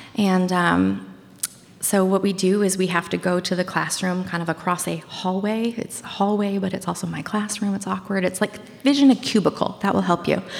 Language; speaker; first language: English; native; English